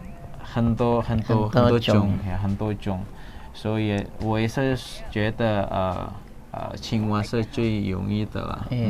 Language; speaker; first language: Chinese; early bilingual, heritage; Indonesian